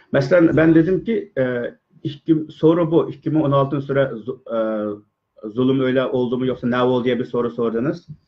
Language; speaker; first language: Turkish; non-native, learner; Uyghur